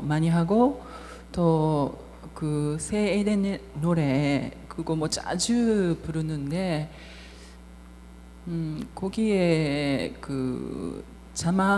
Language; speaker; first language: Korean; non-native, fluent; Japanese